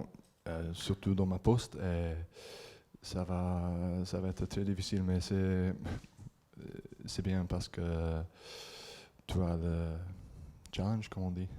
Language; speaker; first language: French; non-native, learner; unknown